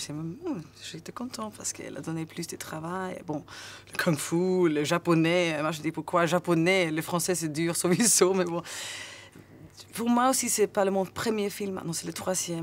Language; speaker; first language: French; non-native, learner; Swedish